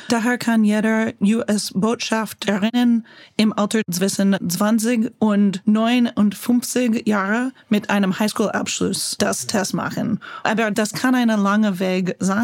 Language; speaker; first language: German; non-native, learner; English